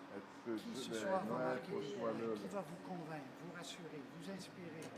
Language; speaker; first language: French; native; French